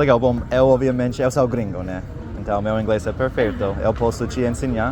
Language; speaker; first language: Portuguese; non-native, learner; English